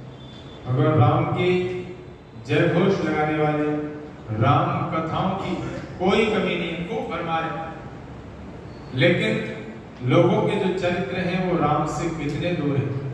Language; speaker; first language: Hindi; native; Hindi